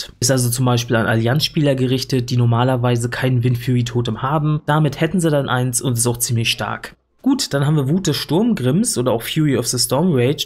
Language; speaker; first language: German; native; German